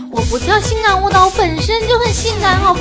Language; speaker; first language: Chinese; native; Chinese